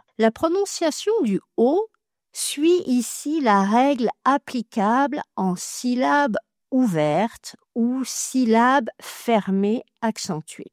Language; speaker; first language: French; native; French